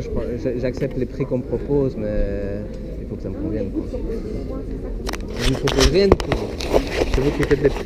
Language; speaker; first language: French; native; French